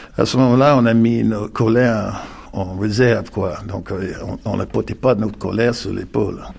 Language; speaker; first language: French; non-native, fluent; English